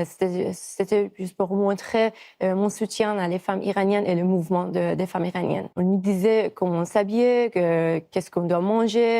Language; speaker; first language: French; non-native, fluent; Persian